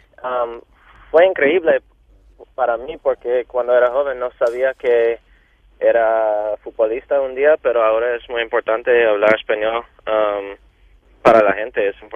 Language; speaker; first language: Spanish; non-native, local second language; English